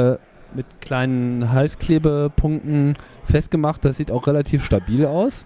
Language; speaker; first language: German; native; German